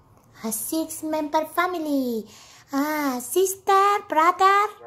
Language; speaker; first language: English; non-native, learner; Amharic